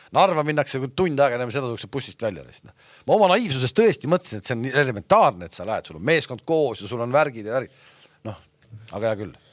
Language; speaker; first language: Estonian; native; Estonian